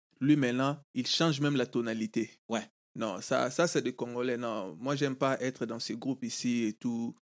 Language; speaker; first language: French; non-native, local second language; Lingala